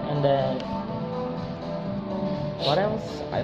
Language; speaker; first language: English; non-native, fluent; Indonesian